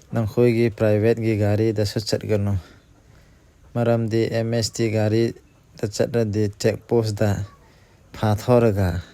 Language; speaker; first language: Manipuri; non-native, local second language; Thado Chin